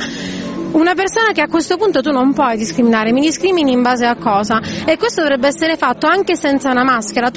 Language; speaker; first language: Italian; native; Italian